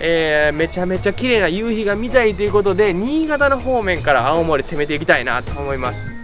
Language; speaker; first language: Japanese; native; Japanese